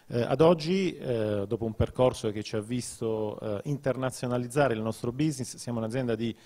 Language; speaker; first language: Italian; native; Italian